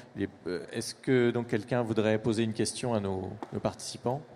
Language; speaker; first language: French; native; French